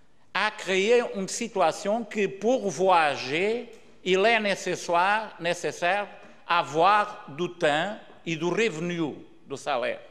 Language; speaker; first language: French; non-native, learner; Portuguese